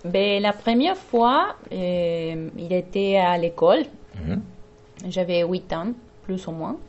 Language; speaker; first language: French; non-native, fluent; Spanish